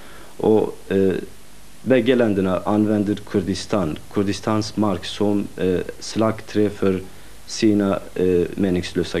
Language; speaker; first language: Swedish; non-native, fluent; Kurdish